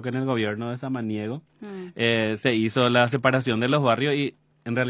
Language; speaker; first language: Spanish; native; Spanish